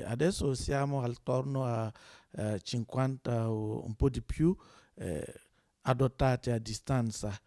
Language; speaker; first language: Italian; non-native, learner; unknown